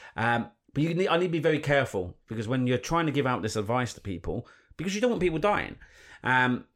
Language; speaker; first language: English; native; English